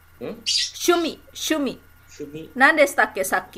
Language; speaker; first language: Japanese; non-native, fluent; Indonesian